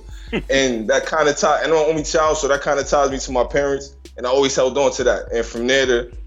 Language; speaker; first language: English; native; English